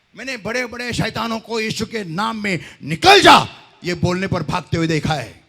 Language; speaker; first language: Hindi; non-native, local second language; Marathi